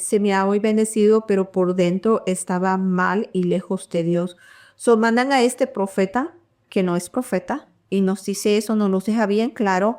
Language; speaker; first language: Spanish; early bilingual, heritage; Spanish